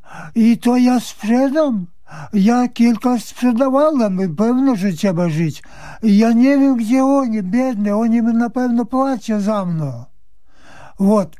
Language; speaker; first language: Polish; early bilingual, heritage; Polish